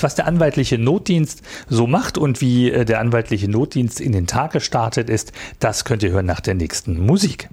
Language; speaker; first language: German; native; German